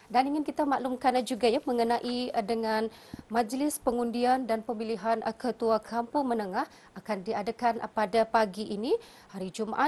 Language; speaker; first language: Malay; native; Malay